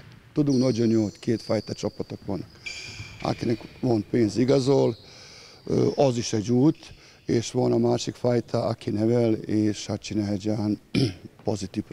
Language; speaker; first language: Hungarian; non-native, fluent; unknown